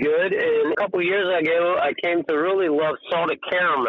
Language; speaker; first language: English; native; English